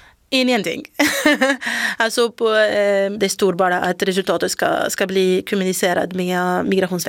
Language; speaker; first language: Swedish; non-native, local second language; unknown